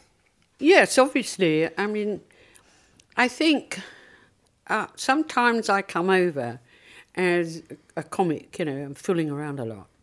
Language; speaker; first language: English; native; English